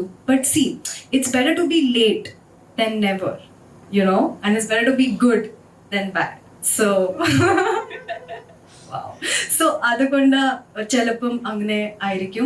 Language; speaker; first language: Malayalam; non-native, learner; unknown